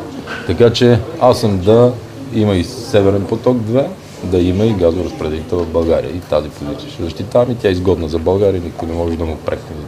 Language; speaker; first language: Bulgarian; native; Bulgarian